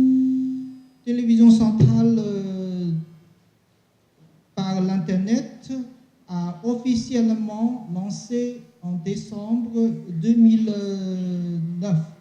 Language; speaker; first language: French; non-native, learner; Chinese